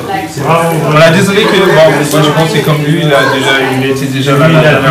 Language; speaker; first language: French; non-native, fluent; German